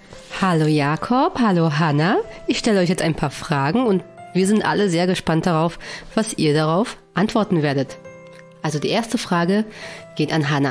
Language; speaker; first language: German; native; German